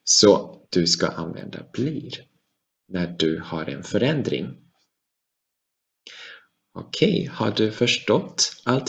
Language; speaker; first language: Swedish; non-native, fluent; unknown